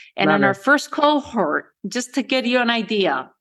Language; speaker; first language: English; early bilingual, other home language; Spanish